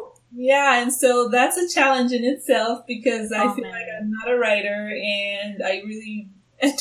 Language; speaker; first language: English; non-native, local second language; Swahili